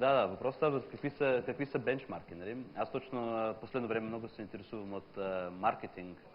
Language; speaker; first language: Bulgarian; non-native, fluent; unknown